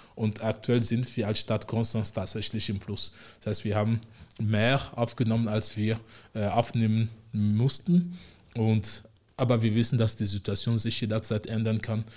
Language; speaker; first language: German; non-native, fluent; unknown